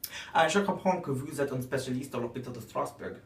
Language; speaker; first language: French; non-native, learner; English